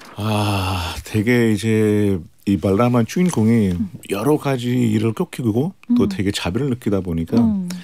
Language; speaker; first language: Korean; non-native, fluent; Hindi